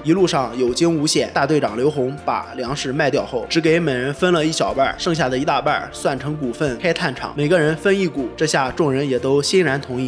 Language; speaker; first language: Chinese; native; Chinese